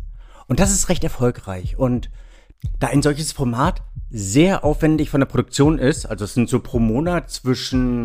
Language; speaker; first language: German; native; German